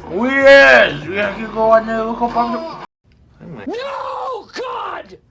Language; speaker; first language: Polish; native; Polish